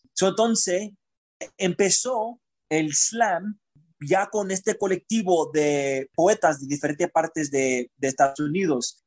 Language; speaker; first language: Spanish; early bilingual, heritage; Spanish